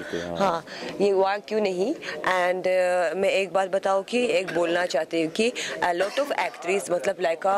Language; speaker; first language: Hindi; non-native, learner; Azerbaijani